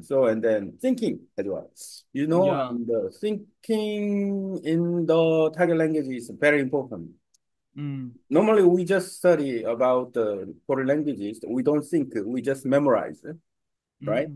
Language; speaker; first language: English; non-native, learner; Korean